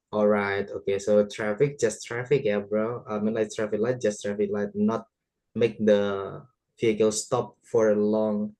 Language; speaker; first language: English; non-native, fluent; Indonesian